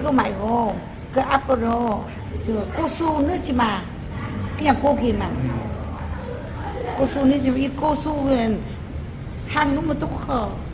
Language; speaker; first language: Korean; non-native, learner; Vietnamese